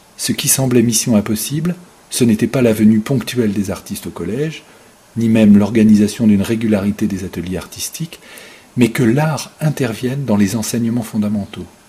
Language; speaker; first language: French; native; French